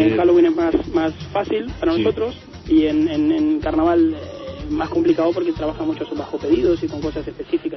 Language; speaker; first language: Spanish; native; Spanish